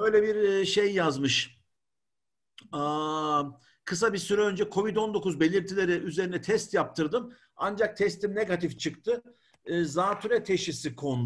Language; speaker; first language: Turkish; native; Turkish